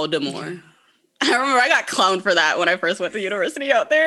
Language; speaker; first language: English; native; English